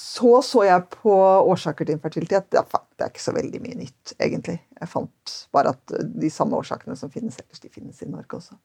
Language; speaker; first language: Norwegian; native; Norwegian